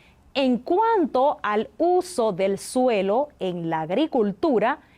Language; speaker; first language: Spanish; native; Spanish